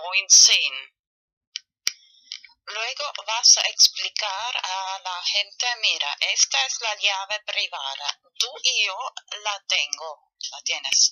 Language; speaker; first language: Spanish; non-native, fluent; German